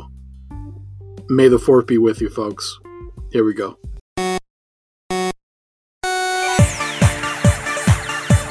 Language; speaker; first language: English; early bilingual, other home language; Spanish